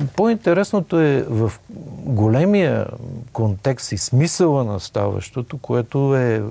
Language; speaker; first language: Bulgarian; native; Bulgarian